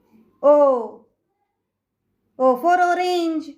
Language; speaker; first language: English; non-native, local second language; Hindi